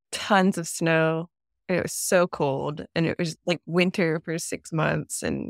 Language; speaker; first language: English; native; English